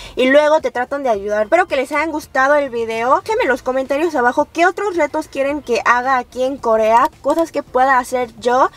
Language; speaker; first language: Spanish; native; Spanish